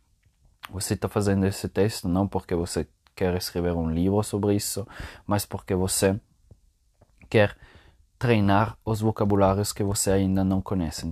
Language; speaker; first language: Portuguese; non-native, fluent; Italian